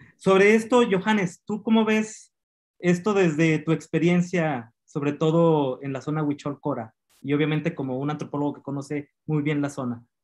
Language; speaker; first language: Spanish; native; Spanish